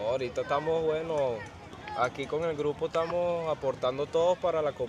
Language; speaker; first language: Spanish; native; Spanish